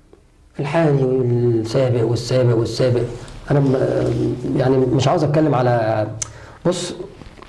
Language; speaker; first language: Arabic; native; Arabic